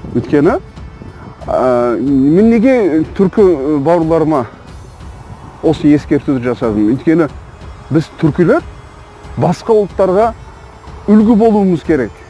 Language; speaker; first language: Kazakh; non-native, fluent; Turkish